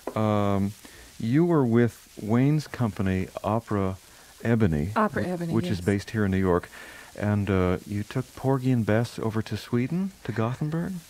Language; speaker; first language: English; native; English